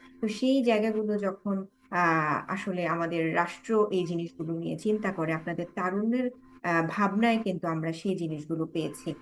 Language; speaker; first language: Bangla; native; Bangla